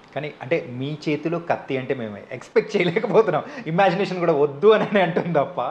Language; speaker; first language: Telugu; native; Telugu